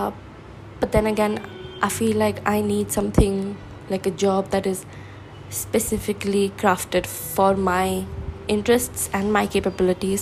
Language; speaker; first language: English; non-native, local second language; Hindi